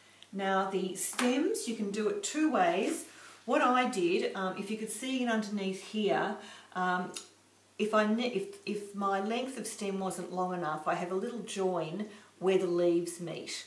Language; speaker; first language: English; native; English